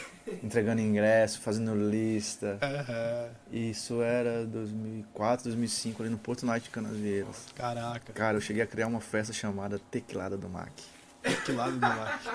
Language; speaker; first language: Portuguese; native; Portuguese